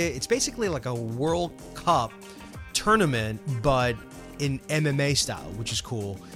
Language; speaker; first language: English; non-native, fluent; Spanish